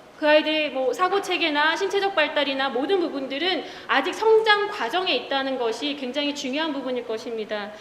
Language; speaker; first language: Korean; native; Korean